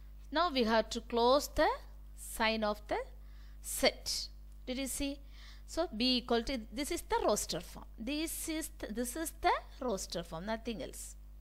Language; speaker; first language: English; non-native, local second language; Tamil